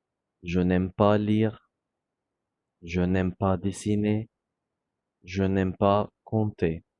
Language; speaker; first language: French; non-native, fluent; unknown